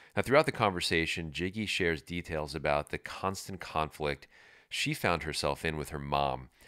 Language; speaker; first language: English; native; English